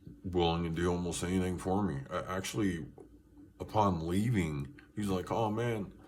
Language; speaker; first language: English; native; English